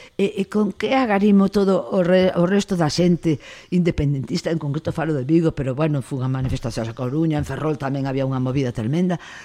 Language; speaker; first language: Galician; non-native, local second language; Spanish